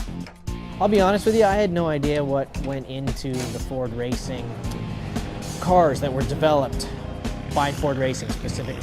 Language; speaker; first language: English; native; English